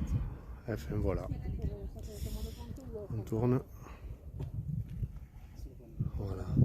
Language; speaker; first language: French; native; French